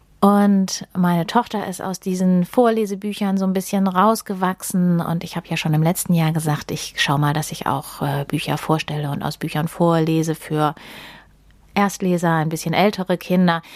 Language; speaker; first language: German; native; German